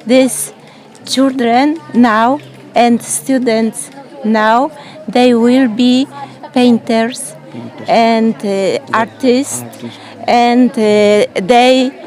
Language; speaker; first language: English; non-native, learner; Polish